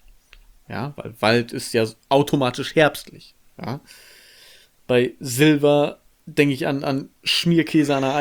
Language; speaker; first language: German; native; German